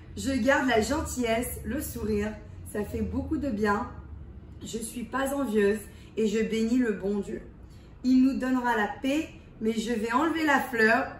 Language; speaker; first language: French; early bilingual, heritage; English